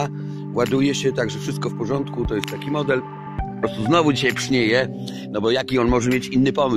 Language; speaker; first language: Polish; native; Polish